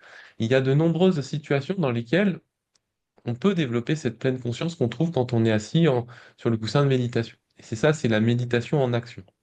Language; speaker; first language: French; native; French